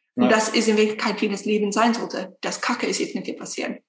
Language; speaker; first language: German; non-native, fluent; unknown